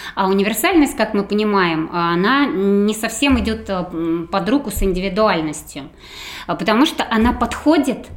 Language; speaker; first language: Russian; native; Russian